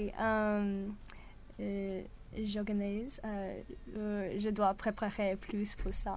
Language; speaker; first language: French; non-native, learner; English